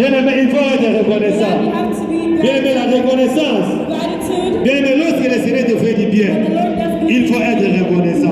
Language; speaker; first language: French; non-native, local second language; Lingala